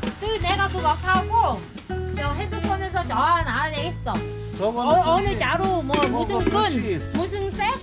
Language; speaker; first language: Korean; non-native, learner; Vietnamese